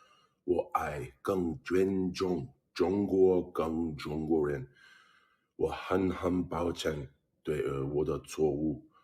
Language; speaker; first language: Chinese; non-native, learner; English